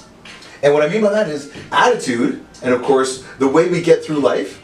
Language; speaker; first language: English; native; English